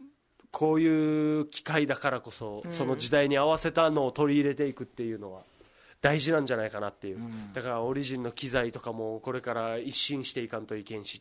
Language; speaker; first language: Japanese; native; Japanese